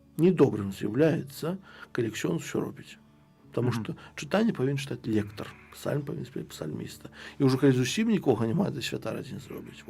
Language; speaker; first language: Belarusian; non-native, local second language; Russian